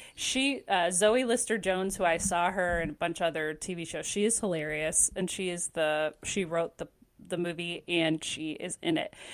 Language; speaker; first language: English; native; English